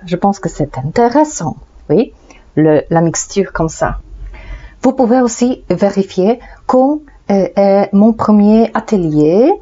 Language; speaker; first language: French; non-native, fluent; Polish